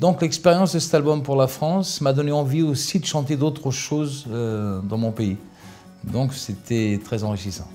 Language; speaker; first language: French; early bilingual, other home language; Portuguese